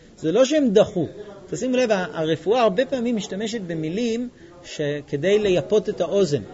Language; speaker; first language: Hebrew; non-native, fluent; English